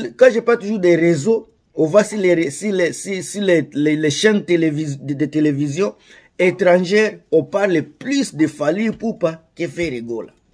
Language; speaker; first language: French; non-native, local second language; Lingala